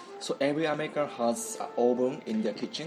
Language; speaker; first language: English; non-native, learner; Japanese